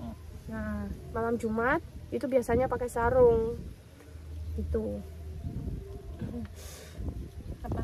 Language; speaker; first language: Indonesian; non-native, fluent; Russian